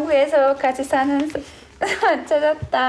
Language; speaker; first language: Korean; non-native, learner; Hungarian